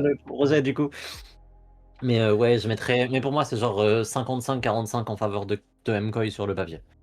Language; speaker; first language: French; native; French